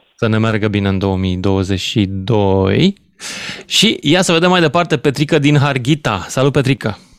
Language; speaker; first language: Romanian; native; Romanian